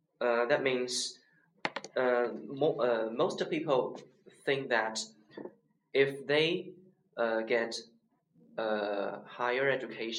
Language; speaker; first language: English; non-native, learner; Chinese